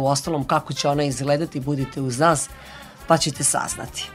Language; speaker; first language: Serbian; native; Serbian